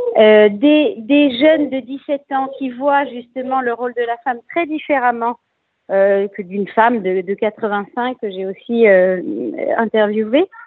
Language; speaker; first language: French; native; French